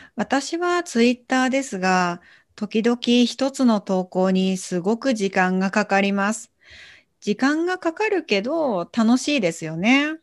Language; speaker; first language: Japanese; native; Japanese